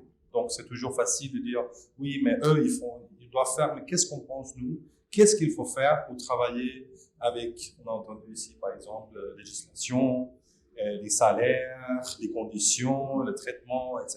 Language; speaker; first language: French; non-native, fluent; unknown